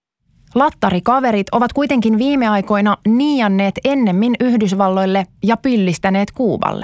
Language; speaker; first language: Finnish; native; Finnish